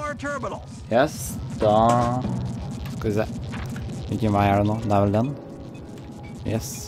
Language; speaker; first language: Norwegian; native; Norwegian